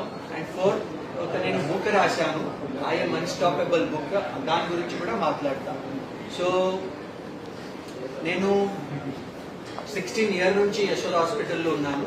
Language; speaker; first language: Telugu; non-native, fluent; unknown